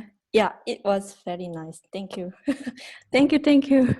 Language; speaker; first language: English; non-native, learner; Korean